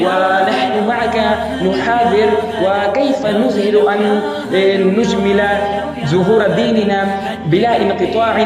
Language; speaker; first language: Arabic; non-native, fluent; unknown